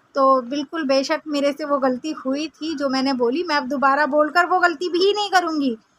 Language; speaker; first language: Hindi; native; Hindi